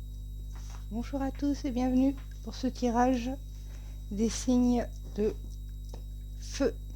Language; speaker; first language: French; native; French